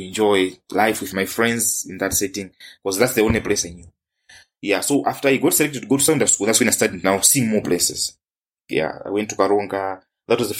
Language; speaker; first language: English; non-native, local second language; Tumbuka